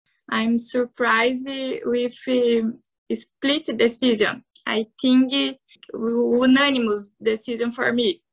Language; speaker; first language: English; non-native, learner; Portuguese